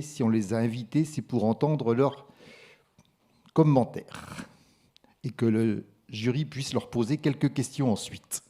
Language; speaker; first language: French; native; French